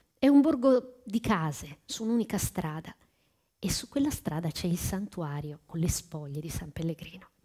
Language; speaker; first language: Italian; native; Italian